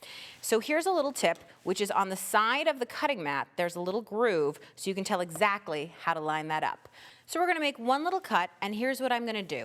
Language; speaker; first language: English; native; English